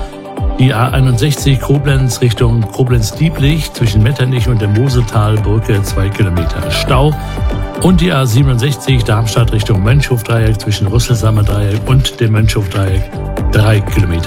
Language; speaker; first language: German; native; German